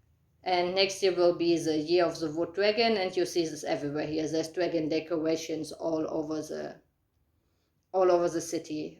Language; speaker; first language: English; non-native, fluent; German